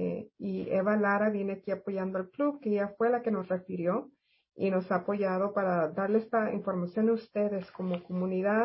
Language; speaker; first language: Spanish; native; Spanish